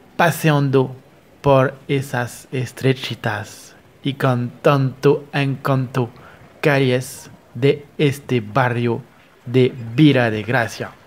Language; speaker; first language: Spanish; non-native, fluent; French